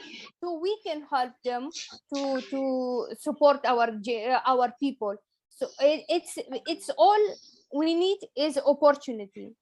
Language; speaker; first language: English; non-native, fluent; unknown